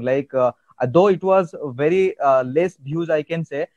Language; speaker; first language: English; non-native, local second language; Odia